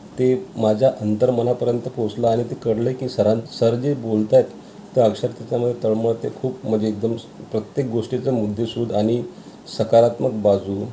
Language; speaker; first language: Marathi; native; Marathi